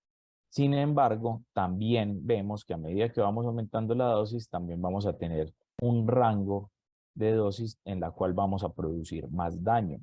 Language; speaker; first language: Spanish; native; Spanish